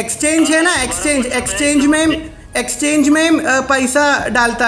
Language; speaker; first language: Hindi; non-native, local second language; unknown